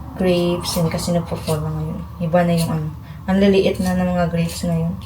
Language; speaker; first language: Filipino; non-native, local second language; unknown